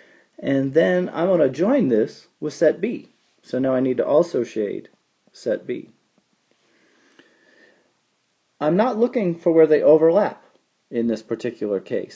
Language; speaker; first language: English; native; English